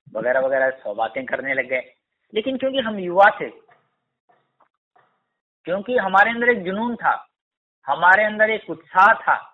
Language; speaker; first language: Hindi; native; Hindi